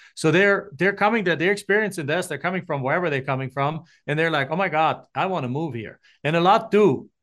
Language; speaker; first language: English; non-native, fluent; German